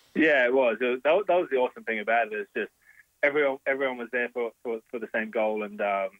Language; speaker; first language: English; native; English